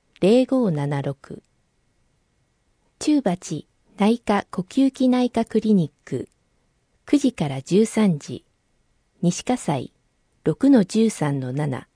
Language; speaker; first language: Japanese; native; Japanese